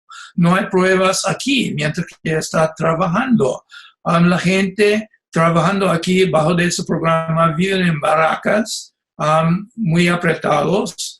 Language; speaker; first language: Spanish; non-native, fluent; English